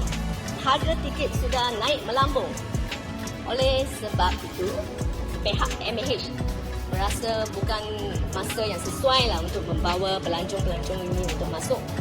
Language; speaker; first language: Malay; native; Malay